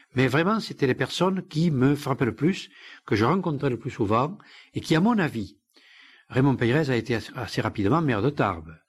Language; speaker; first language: French; native; French